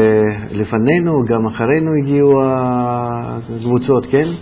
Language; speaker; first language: Hebrew; non-native, fluent; Russian